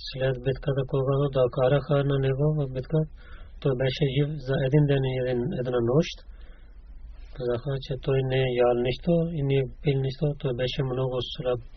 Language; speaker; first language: Bulgarian; non-native, learner; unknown